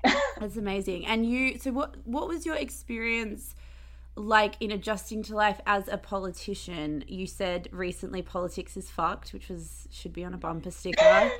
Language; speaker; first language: English; native; English